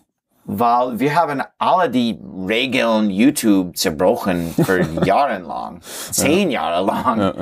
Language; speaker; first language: German; non-native, fluent; English